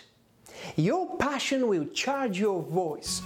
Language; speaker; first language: English; non-native, fluent; Bulgarian